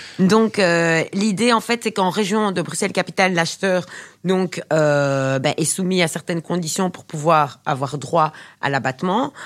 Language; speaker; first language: French; native; French